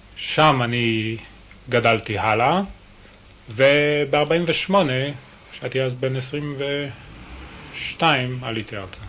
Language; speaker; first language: Hebrew; non-native, fluent; French